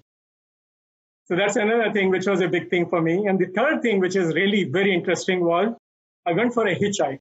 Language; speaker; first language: English; non-native, local second language; Hindi